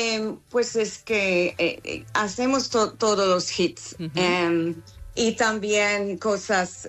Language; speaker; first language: Spanish; non-native, fluent; English